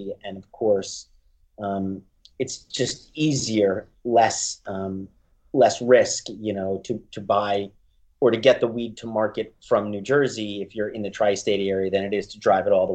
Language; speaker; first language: English; native; English